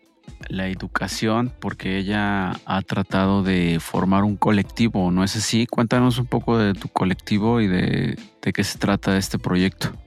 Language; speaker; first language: Spanish; native; Spanish